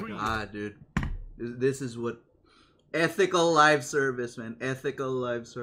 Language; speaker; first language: English; native; English